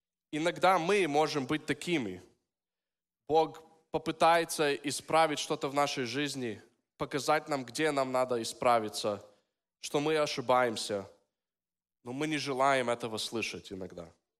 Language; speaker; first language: Russian; early bilingual, heritage; Russian